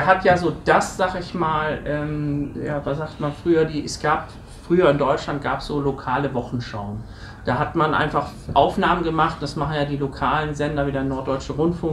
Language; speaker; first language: German; native; German